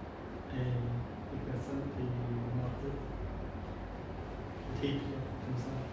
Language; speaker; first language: French; non-native, learner; Khmer